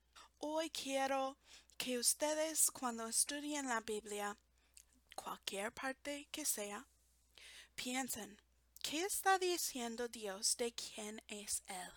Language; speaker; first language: Spanish; non-native, fluent; English